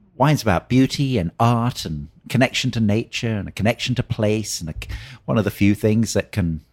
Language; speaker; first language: English; native; English